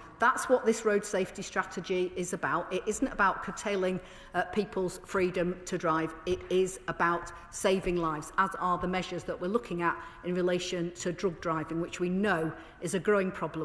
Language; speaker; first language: English; native; English